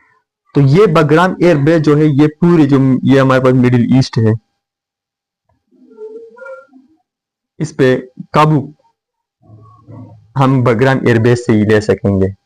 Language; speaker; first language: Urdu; non-native, fluent; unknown